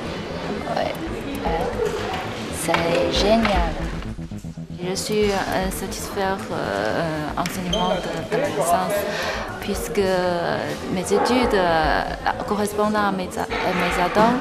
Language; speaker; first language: French; non-native, learner; Chinese